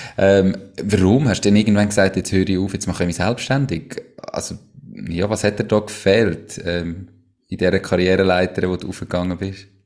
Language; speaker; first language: German; native; German